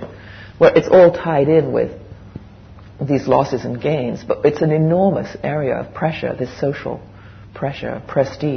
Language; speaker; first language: English; native; English